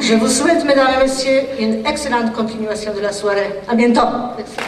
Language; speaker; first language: French; non-native, fluent; Polish